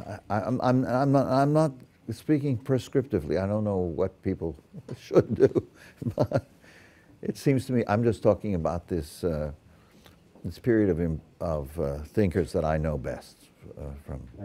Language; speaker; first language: English; native; English